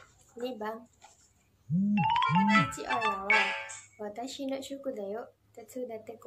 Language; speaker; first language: Japanese; non-native, learner; Indonesian